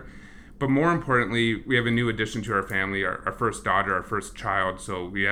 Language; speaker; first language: English; native; English